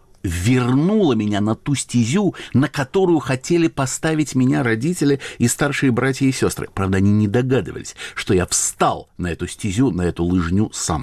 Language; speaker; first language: Russian; native; Russian